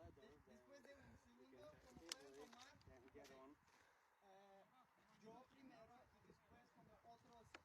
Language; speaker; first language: Spanish; non-native, learner; Kazakh